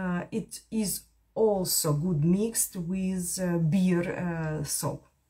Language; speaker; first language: English; non-native, fluent; Ukrainian